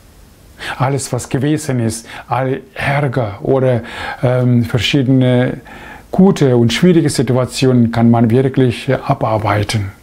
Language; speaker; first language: German; non-native, fluent; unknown